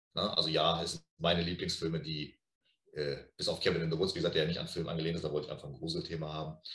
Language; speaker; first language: German; native; German